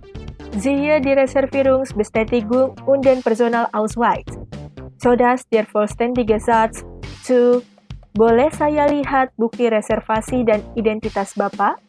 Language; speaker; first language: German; non-native, fluent; Indonesian